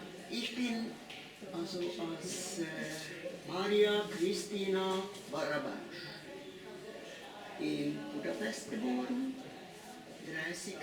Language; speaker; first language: German; non-native, fluent; Hungarian